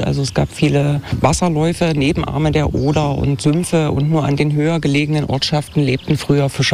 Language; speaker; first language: German; native; German